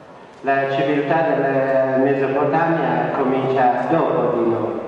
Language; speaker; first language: Italian; non-native, fluent; Central Kurdish